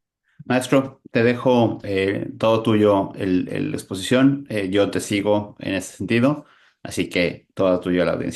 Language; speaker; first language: Spanish; native; Spanish